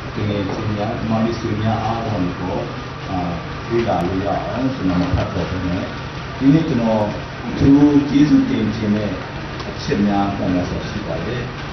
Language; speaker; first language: Burmese; non-native, local second language; Hakha Chin